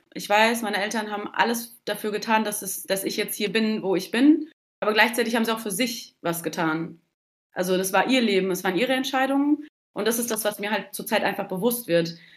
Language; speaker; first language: German; early bilingual, other home language; Turkish